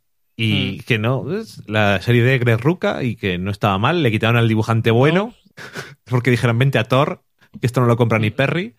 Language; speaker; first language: Spanish; native; Spanish